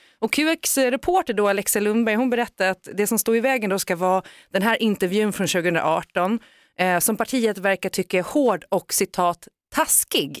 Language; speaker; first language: Swedish; native; Swedish